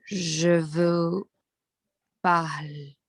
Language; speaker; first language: French; non-native, learner; Portuguese